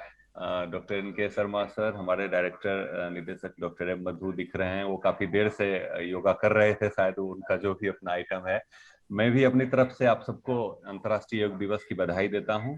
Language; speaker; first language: Hindi; native; Hindi